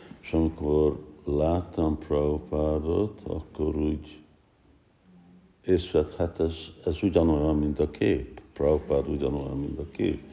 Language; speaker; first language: Hungarian; early bilingual, heritage; Hungarian